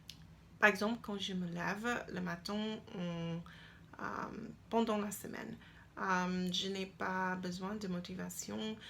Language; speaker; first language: French; non-native, learner; English